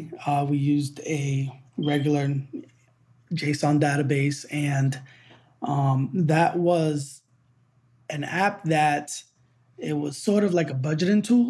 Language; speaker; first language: English; native; English